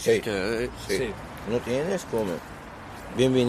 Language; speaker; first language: Spanish; non-native, learner; Arabic